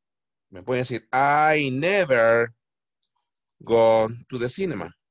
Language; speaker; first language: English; non-native, fluent; Spanish